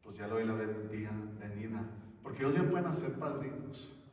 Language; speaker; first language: Spanish; non-native, learner; English